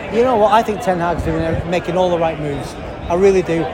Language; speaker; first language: English; native; English